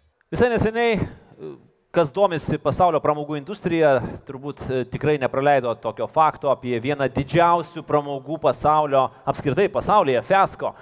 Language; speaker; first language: Lithuanian; native; Lithuanian